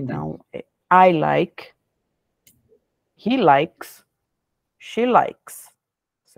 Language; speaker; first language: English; non-native, fluent; Portuguese